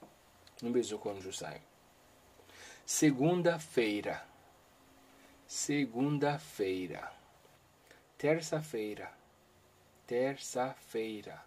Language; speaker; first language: Portuguese; non-native, learner; Haitian Creole